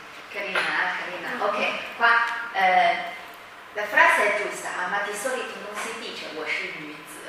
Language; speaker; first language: Italian; non-native, learner; Chinese